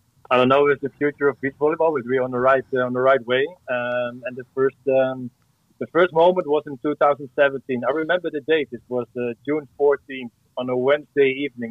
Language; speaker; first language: English; non-native, fluent; Dutch